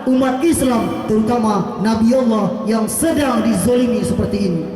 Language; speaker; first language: Indonesian; native; Indonesian